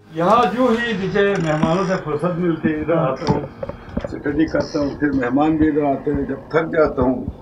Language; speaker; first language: Urdu; non-native, local second language; Shan